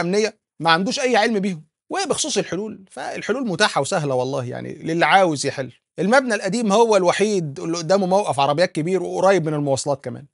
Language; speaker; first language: Arabic; native; Arabic